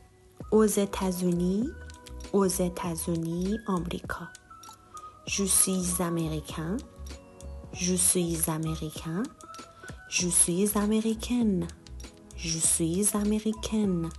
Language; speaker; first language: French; non-native, fluent; Persian